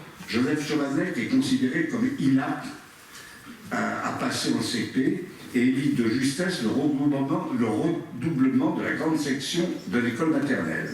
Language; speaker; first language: French; native; French